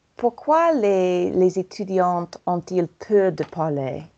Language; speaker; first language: French; non-native, fluent; English